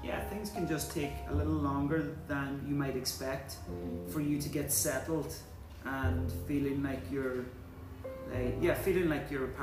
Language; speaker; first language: English; native; English